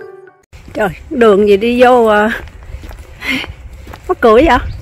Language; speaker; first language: Vietnamese; native; Vietnamese